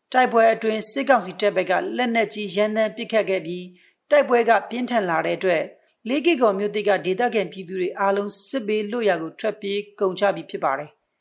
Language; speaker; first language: Burmese; native; Burmese